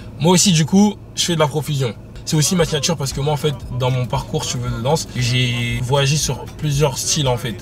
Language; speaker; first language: French; native; French